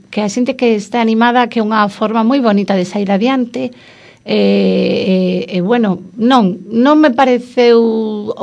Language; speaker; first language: Galician; non-native, local second language; Spanish